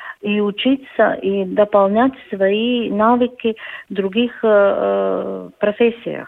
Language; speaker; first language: Russian; non-native, local second language; Latvian